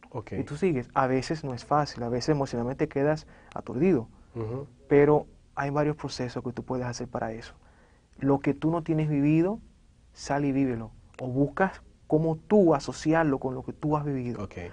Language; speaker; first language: Spanish; native; Spanish